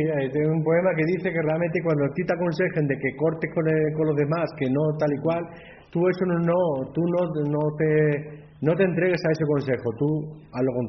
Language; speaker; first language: Spanish; native; Spanish